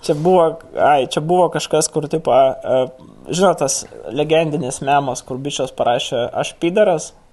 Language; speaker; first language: Lithuanian; non-native, local second language; Russian